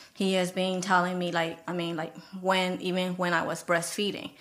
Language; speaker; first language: English; non-native, fluent; Burmese